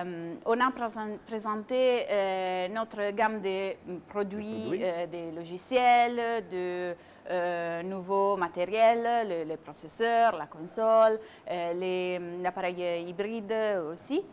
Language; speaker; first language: French; non-native, fluent; Italian